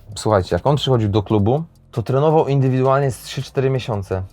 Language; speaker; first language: Polish; native; Polish